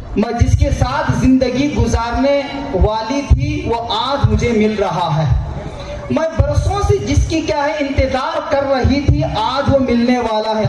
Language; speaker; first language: Urdu; native; Urdu